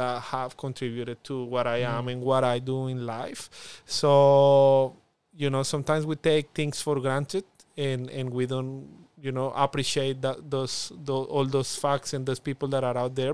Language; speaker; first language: English; non-native, fluent; Spanish